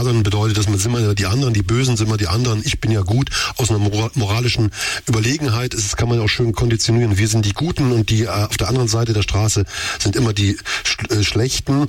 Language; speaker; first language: German; native; German